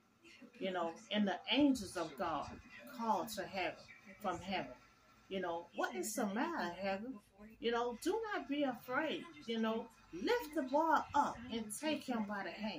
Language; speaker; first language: English; native; English